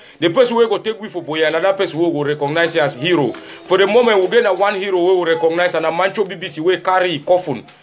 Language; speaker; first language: Nigerian Pidgin; native; Nigerian Pidgin